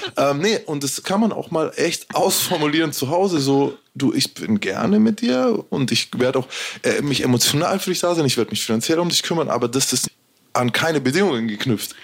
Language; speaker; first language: German; native; German